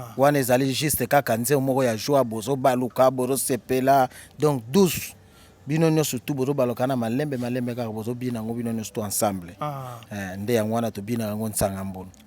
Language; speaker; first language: Lingala; non-native, local second language; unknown